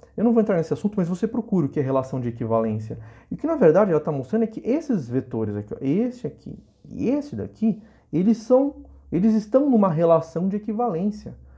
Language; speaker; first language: Portuguese; native; Portuguese